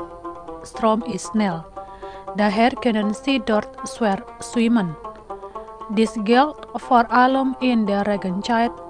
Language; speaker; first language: German; non-native, fluent; Indonesian